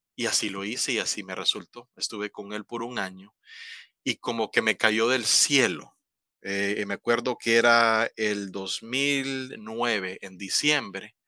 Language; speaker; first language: Spanish; native; Spanish